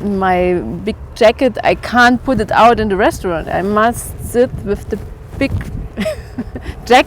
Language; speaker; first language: English; non-native, learner; German